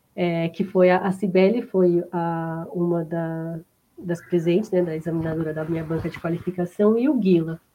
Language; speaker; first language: Portuguese; native; Portuguese